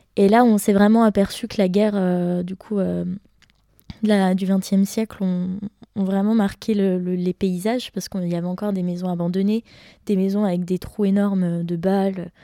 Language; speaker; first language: French; native; French